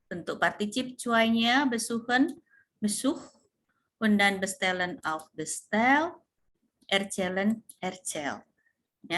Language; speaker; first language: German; non-native, fluent; Indonesian